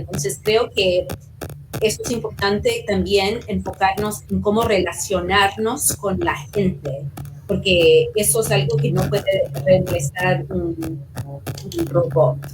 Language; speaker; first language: Spanish; early bilingual, heritage; Spanish